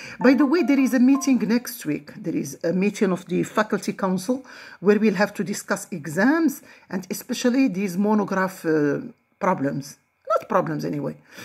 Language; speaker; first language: English; non-native, fluent; Arabic